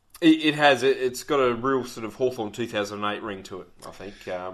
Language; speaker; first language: English; native; English